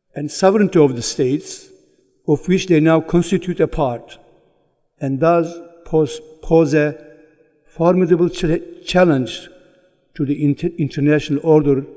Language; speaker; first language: English; non-native, fluent; Turkish